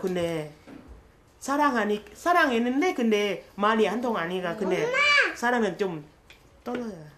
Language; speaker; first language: Korean; non-native, learner; Thai